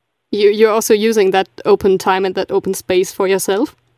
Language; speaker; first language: English; non-native, fluent; German